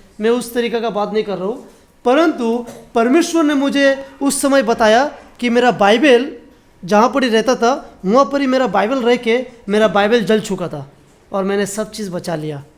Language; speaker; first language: Hindi; non-native, local second language; Bangla